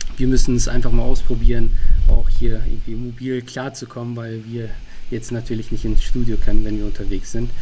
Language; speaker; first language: German; early bilingual, other home language; Turkish